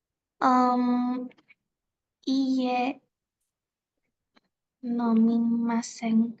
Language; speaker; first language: Japanese; non-native, learner; Indonesian